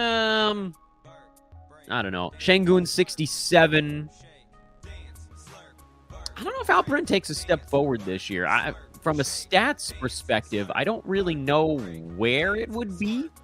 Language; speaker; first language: English; native; English